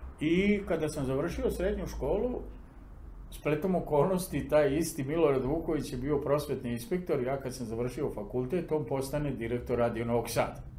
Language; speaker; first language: Serbian; non-native, local second language; Romany